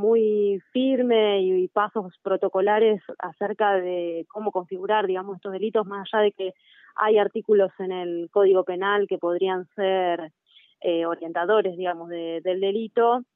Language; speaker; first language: Spanish; native; Spanish